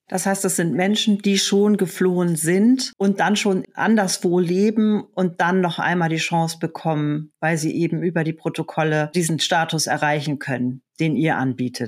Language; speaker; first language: German; native; German